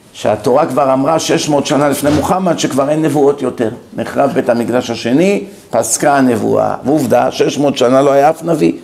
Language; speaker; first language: Hebrew; native; Hebrew